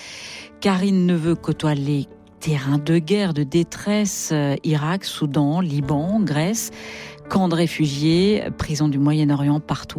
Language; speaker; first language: French; native; French